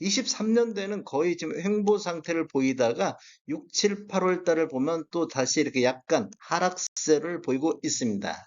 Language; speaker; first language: Korean; native; Korean